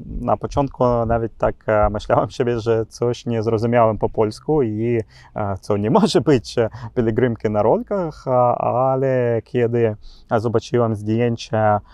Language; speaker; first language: Polish; non-native, learner; Ukrainian